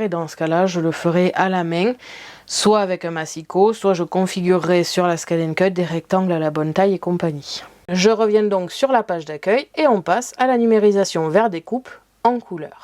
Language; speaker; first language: French; native; French